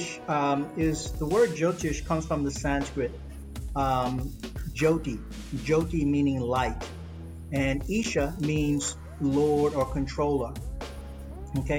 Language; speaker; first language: English; native; English